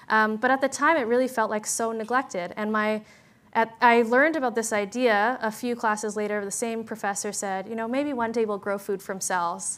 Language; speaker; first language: English; native; English